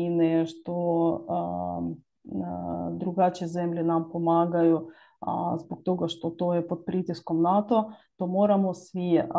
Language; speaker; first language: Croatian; non-native, learner; Ukrainian